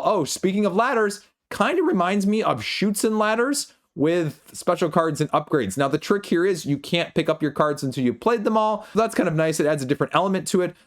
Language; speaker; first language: English; native; English